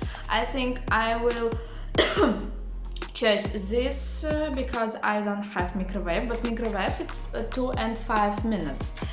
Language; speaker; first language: English; non-native, learner; Russian